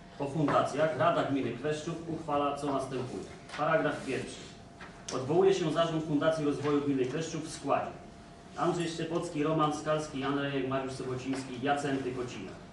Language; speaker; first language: Polish; native; Polish